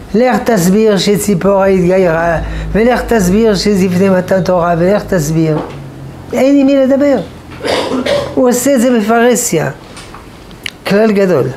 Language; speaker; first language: Hebrew; non-native, fluent; French